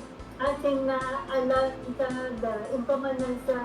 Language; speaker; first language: English; non-native, learner; Vietnamese